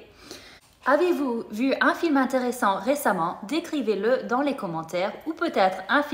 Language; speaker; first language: French; non-native, fluent; English